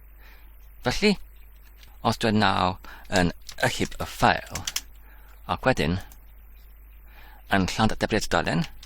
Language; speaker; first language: Welsh; non-native, learner; English